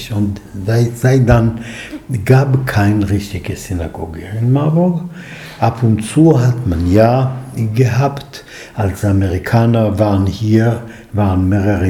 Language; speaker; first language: German; non-native, fluent; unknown